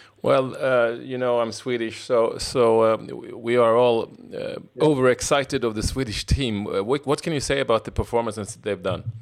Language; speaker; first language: English; non-native, fluent; Swedish